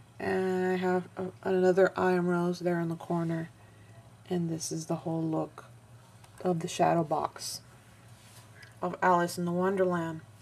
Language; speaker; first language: English; non-native, fluent; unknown